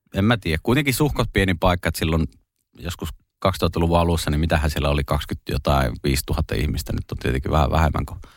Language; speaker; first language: Finnish; native; Finnish